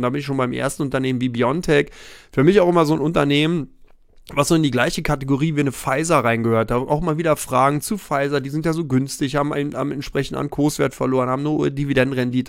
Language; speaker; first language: German; native; German